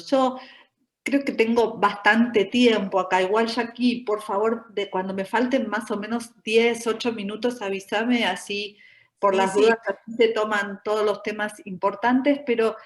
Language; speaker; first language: Spanish; native; Spanish